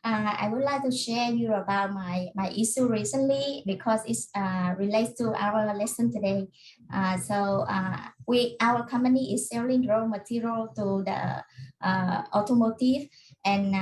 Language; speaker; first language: English; non-native, learner; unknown